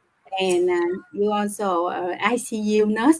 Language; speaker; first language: English; non-native, learner; Vietnamese